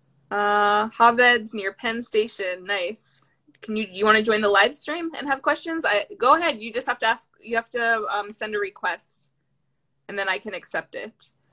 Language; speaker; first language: English; native; English